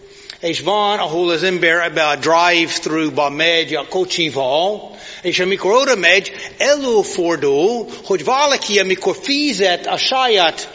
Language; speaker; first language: Hungarian; non-native, fluent; English